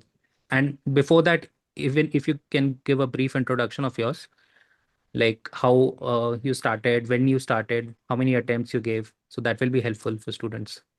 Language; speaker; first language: English; non-native, local second language; Hindi